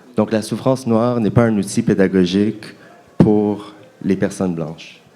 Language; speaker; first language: French; native; French